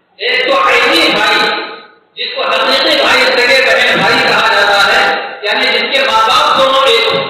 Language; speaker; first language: Urdu; native; Urdu